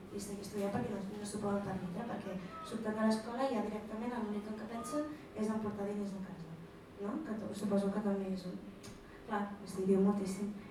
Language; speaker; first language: Catalan; early bilingual, other home language; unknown